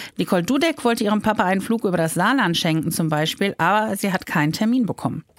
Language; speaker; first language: German; native; German